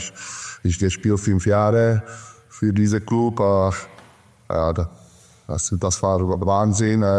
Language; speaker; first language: German; non-native, learner; Czech